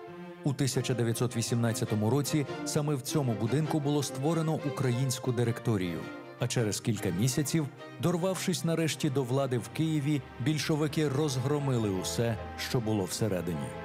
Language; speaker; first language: Ukrainian; native; Ukrainian